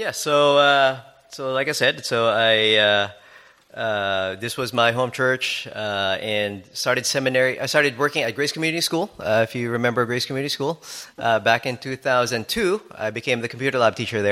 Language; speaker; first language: English; non-native, local second language; Filipino